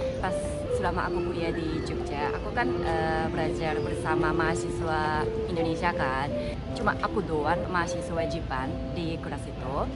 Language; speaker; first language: Indonesian; non-native, fluent; Japanese